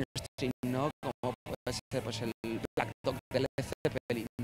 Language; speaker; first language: Spanish; native; Spanish